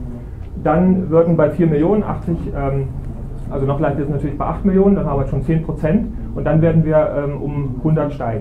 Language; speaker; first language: German; native; German